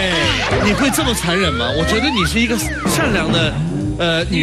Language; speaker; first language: Chinese; native; Chinese